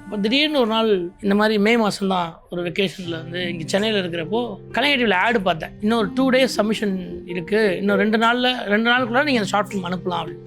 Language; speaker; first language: Tamil; native; Tamil